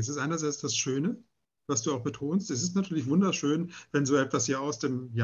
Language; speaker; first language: German; native; German